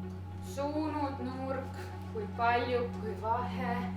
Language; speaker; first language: Estonian; non-native, learner; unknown